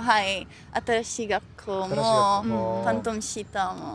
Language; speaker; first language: Japanese; non-native, learner; Italian